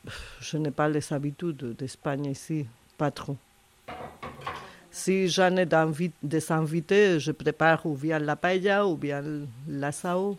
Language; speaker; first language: French; non-native, fluent; Spanish